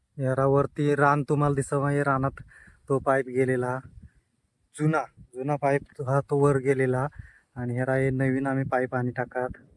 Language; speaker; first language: Marathi; non-native, local second language; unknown